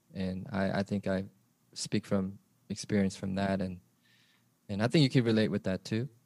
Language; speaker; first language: English; early bilingual, other home language; Korean